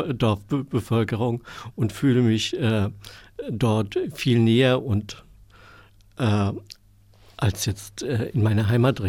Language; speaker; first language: German; native; German